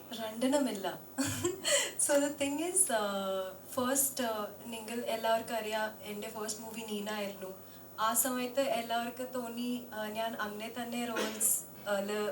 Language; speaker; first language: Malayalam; non-native, local second language; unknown